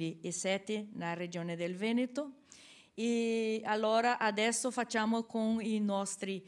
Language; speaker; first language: Italian; non-native, learner; Portuguese